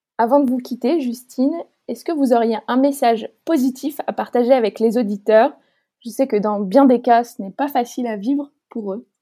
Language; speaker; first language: French; native; French